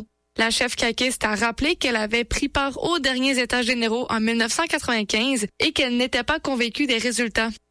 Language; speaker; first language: French; native; French